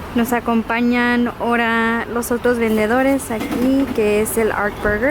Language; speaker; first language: Spanish; early bilingual, heritage; Spanish